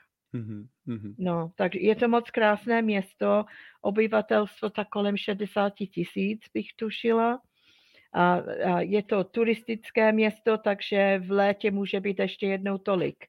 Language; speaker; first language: Czech; non-native, fluent; English